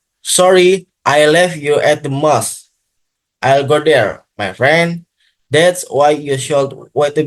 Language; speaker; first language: English; non-native, learner; Indonesian